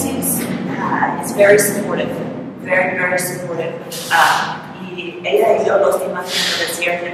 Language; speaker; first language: Spanish; non-native, learner; English